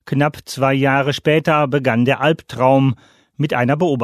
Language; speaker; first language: German; native; German